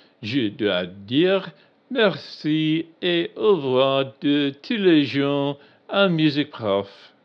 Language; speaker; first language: French; non-native, learner; English